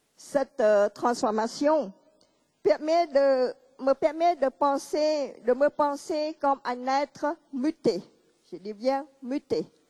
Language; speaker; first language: French; non-native, local second language; Khmer